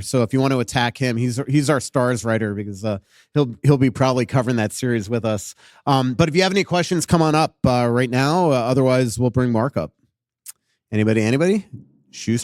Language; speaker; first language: English; native; English